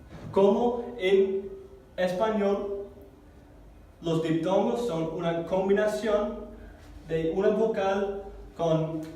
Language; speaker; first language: Spanish; non-native, fluent; English